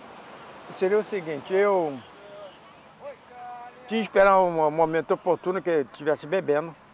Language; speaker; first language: Portuguese; native; Portuguese